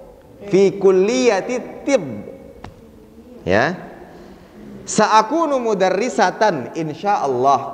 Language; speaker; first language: Arabic; non-native, fluent; Indonesian